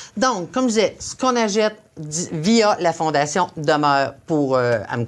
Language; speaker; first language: French; native; French